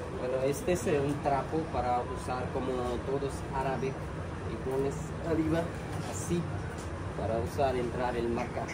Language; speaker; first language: Spanish; non-native, learner; Urdu